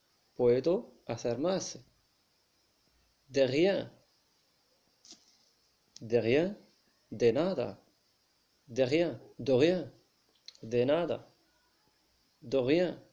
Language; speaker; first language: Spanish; non-native, fluent; Arabic